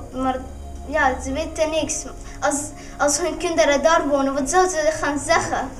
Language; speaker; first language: Dutch; early bilingual, other home language; Arabic